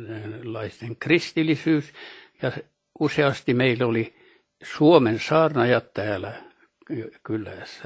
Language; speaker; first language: Finnish; early bilingual, heritage; Norwegian